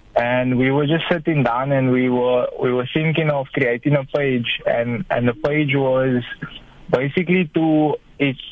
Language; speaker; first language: English; native; English